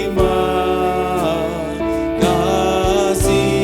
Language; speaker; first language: Indonesian; native; Indonesian